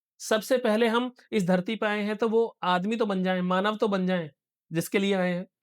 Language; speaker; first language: Hindi; native; Hindi